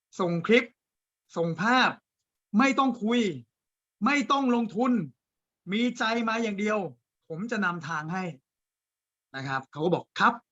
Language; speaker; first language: Thai; native; Thai